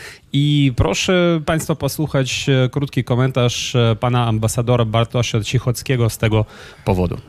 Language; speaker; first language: Polish; non-native, fluent; Ukrainian